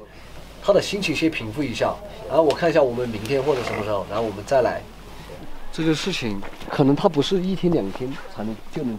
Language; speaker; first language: Chinese; native; Chinese